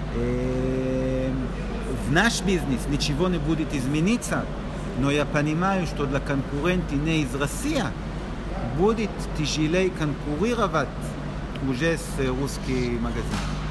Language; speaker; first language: Russian; non-native, learner; Hebrew